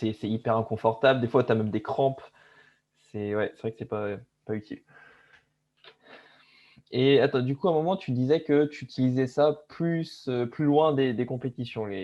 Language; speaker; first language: French; native; French